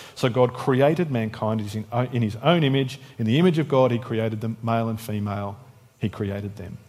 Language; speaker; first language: English; native; English